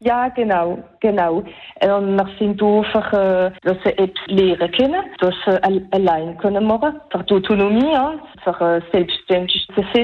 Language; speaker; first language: German; non-native, local second language; French